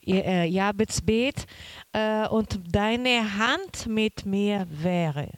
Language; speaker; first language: German; non-native, learner; Portuguese